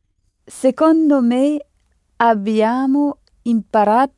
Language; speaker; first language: Italian; non-native, learner; French